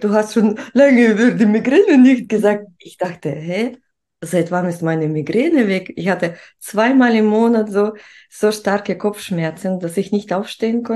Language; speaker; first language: German; non-native, fluent; Russian